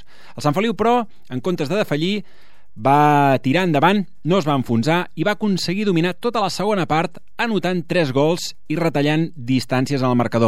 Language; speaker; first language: Catalan; native; Catalan